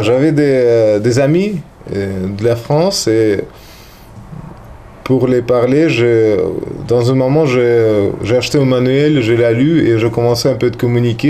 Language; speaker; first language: French; non-native, learner; Russian